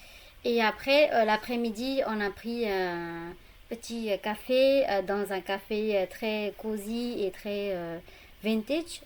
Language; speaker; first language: French; non-native, fluent; Burmese